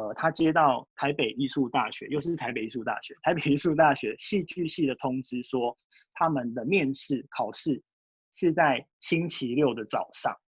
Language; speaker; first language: Chinese; early bilingual, heritage; Japanese